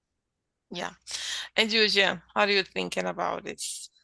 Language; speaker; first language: English; non-native, learner; Portuguese